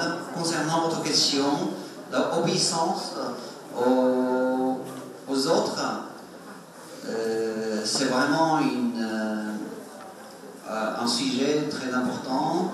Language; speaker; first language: French; non-native, fluent; Chinese